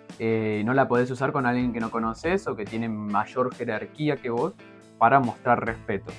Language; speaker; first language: Spanish; native; Spanish